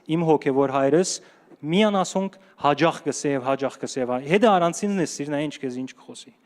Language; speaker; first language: Armenian; early bilingual, heritage; Armenian